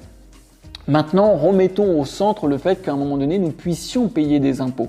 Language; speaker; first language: French; native; French